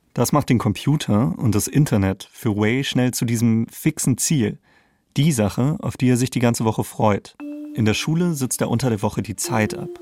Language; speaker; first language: German; native; German